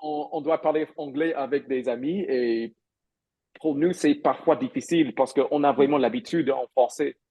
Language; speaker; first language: French; non-native, fluent; English